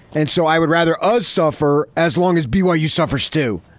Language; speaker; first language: English; native; English